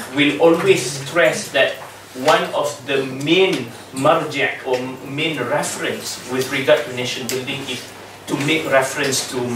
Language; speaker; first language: English; non-native, local second language; Malay